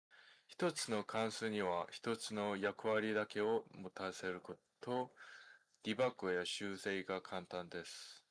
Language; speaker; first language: Japanese; non-native, fluent; Korean